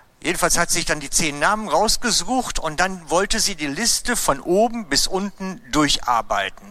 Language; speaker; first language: German; native; German